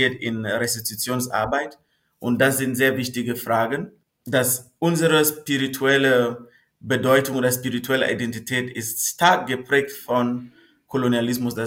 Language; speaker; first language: German; non-native, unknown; Northern Sotho